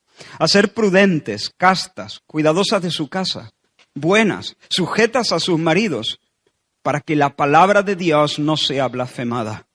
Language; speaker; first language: Spanish; native; Spanish